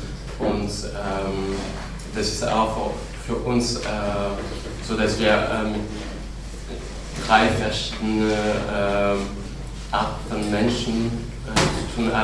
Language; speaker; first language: German; non-native, fluent; French